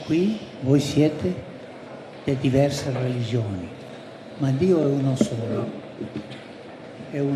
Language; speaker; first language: Italian; non-native, fluent; Spanish